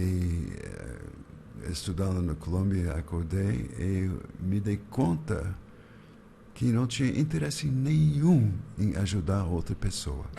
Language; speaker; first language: Portuguese; non-native, fluent; English